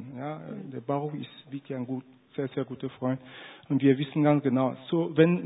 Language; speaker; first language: German; non-native, fluent; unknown